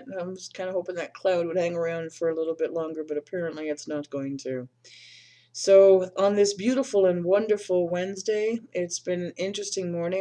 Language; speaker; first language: English; native; English